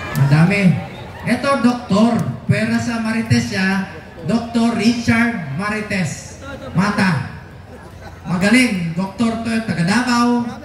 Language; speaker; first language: Filipino; non-native, local second language; Cebuano